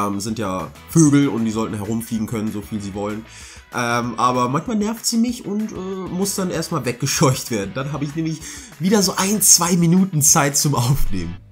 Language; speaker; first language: German; early bilingual, heritage; German